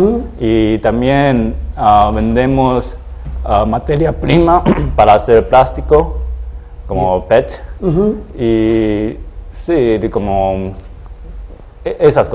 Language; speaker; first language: Spanish; non-native, fluent; Chinese